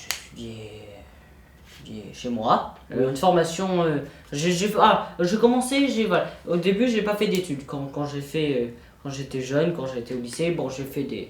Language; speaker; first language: French; native; French